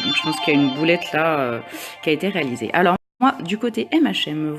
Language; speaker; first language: French; native; French